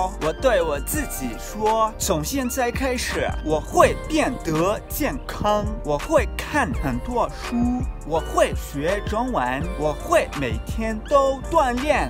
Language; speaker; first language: Chinese; non-native, fluent; Portuguese